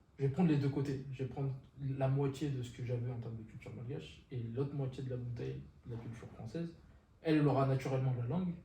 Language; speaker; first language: French; non-native, local second language; Malagasy